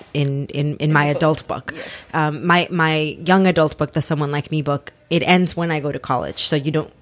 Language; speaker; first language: English; early bilingual, other home language; Spanish